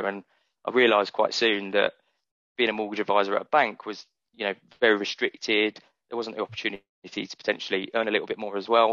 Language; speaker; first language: English; native; English